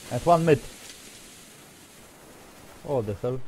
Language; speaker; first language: English; non-native, learner; Polish